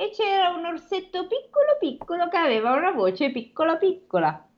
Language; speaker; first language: Italian; native; Italian